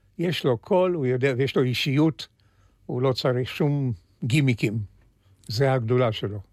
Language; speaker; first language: Hebrew; early bilingual, other home language; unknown